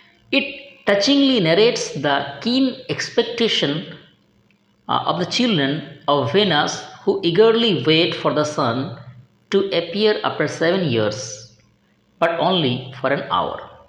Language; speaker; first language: English; non-native, local second language; Bangla